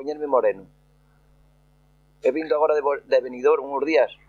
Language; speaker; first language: Spanish; non-native, local second language; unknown